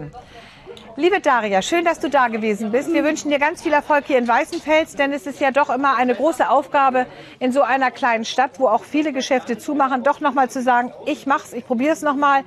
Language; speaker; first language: German; native; German